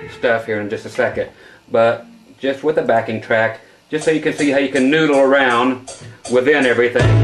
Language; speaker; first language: English; native; English